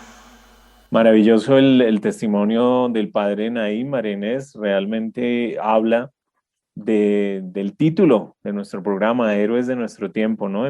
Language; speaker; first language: Spanish; native; Spanish